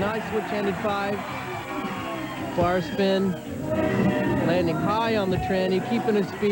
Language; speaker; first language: English; native; English